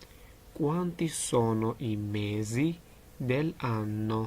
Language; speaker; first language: Italian; non-native, learner; Georgian